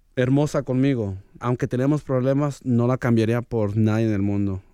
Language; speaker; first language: Spanish; early bilingual, heritage; Spanish